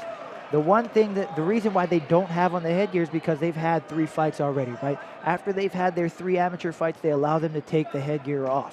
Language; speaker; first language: English; native; English